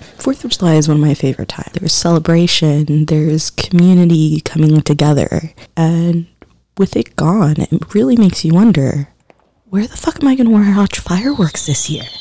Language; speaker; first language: English; native; English